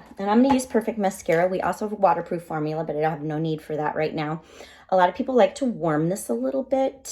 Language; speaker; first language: English; native; English